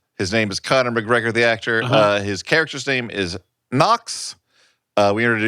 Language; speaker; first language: English; native; English